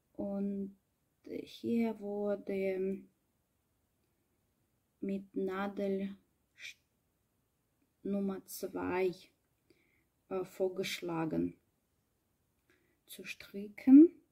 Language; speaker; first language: German; non-native, learner; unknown